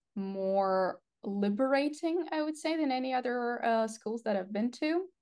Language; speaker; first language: English; non-native, fluent; Russian